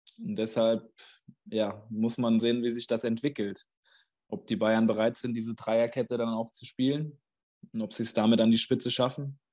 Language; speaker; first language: German; native; German